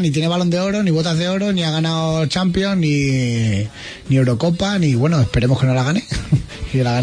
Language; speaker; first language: Spanish; native; Spanish